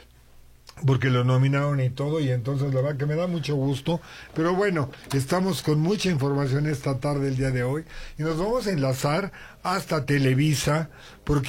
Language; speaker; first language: Spanish; native; Spanish